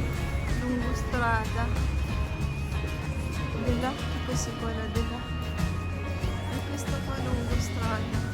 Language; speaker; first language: Italian; non-native, learner; Filipino